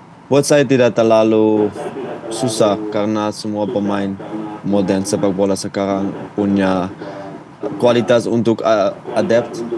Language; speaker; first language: Indonesian; non-native, fluent; Dutch